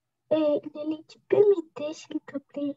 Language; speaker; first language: French; non-native, learner; Russian